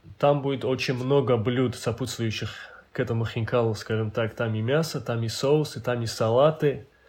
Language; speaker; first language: Russian; non-native, local second language; Avaric